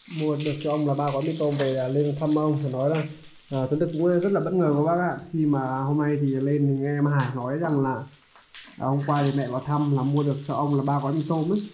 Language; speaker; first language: Vietnamese; native; Vietnamese